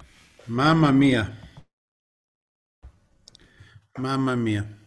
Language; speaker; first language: Italian; native; Italian